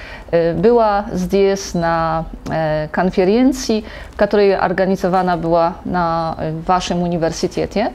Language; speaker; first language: Russian; non-native, learner; Polish